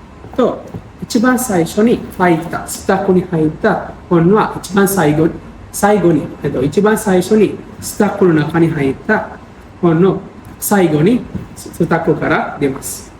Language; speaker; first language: Japanese; non-native, learner; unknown